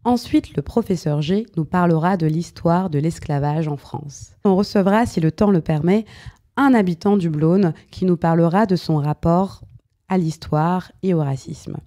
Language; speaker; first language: French; native; French